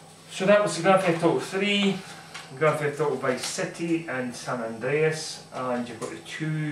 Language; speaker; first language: English; native; English